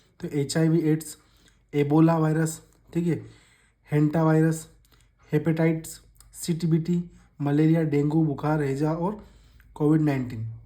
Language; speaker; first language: Hindi; native; Hindi